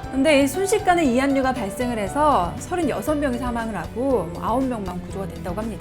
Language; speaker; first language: Korean; native; Korean